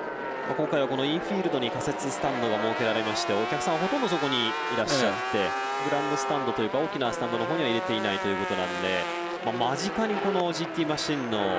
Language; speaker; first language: Japanese; native; Japanese